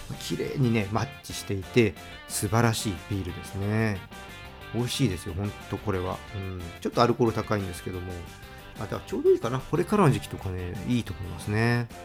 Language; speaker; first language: Japanese; native; Japanese